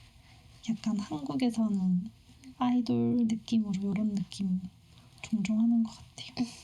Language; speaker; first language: Korean; native; Korean